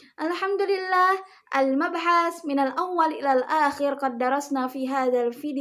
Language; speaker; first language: Arabic; non-native, learner; Indonesian